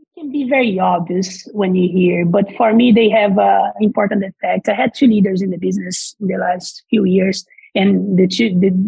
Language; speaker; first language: English; non-native, fluent; Portuguese